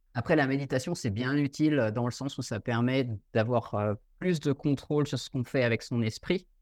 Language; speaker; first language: French; native; French